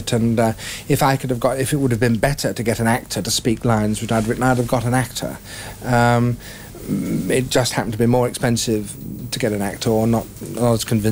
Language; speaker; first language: English; native; English